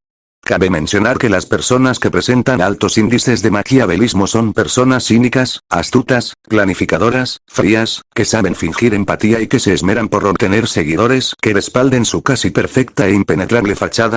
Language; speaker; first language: Spanish; native; Spanish